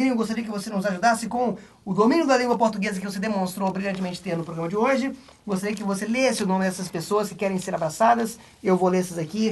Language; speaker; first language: Portuguese; native; Portuguese